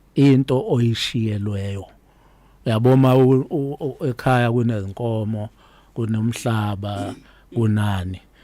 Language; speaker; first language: Zulu; native; Zulu